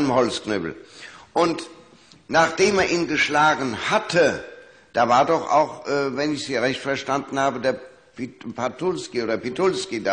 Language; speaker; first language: German; native; German